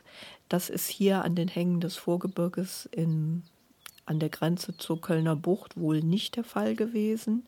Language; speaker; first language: German; native; German